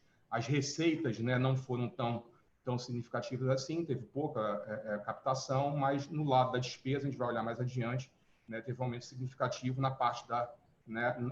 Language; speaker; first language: Portuguese; native; Portuguese